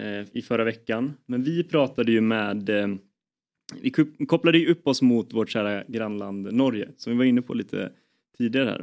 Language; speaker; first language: Swedish; native; Swedish